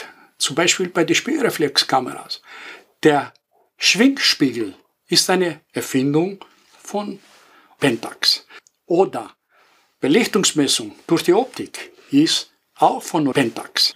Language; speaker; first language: German; non-native, fluent; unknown